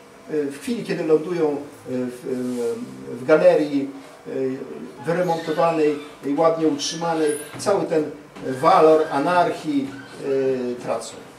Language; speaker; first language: Polish; native; Polish